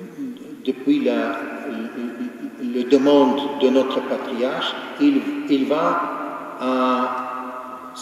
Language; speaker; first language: French; non-native, fluent; Ukrainian